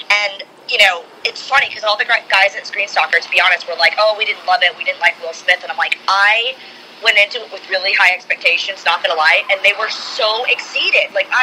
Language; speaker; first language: English; native; English